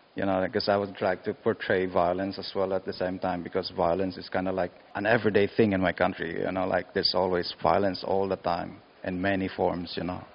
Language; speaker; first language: English; non-native, local second language; Cebuano